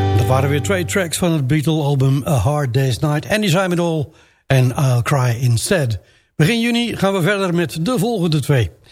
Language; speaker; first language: Dutch; native; Dutch